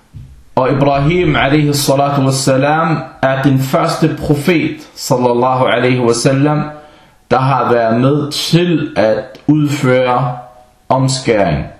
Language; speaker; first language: Danish; non-native, fluent; Arabic